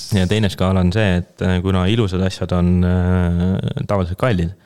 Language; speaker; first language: Estonian; native; Estonian